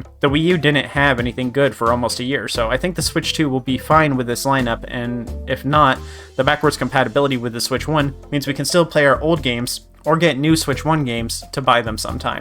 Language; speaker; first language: English; native; English